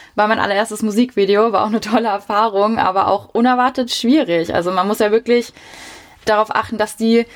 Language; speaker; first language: German; native; German